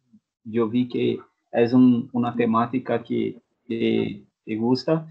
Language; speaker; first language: Spanish; non-native, fluent; Portuguese